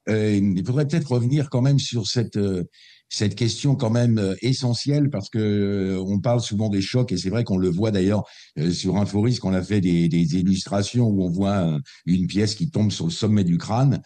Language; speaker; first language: French; native; French